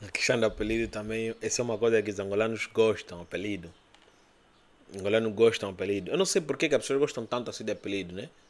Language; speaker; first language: Portuguese; native; Portuguese